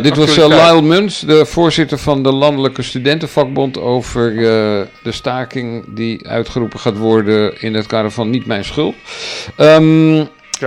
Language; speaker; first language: Dutch; native; Dutch